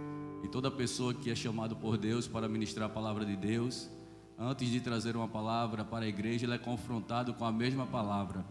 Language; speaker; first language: Portuguese; native; Portuguese